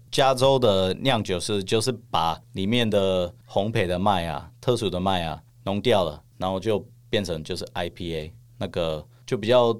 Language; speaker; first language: Chinese; non-native, fluent; English